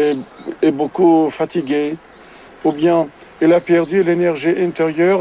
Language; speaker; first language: French; non-native, learner; Uzbek